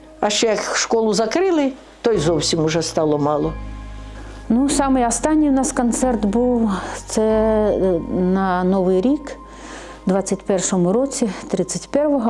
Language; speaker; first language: Ukrainian; native; Ukrainian